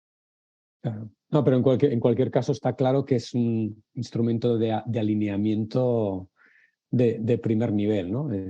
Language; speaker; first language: Spanish; native; Spanish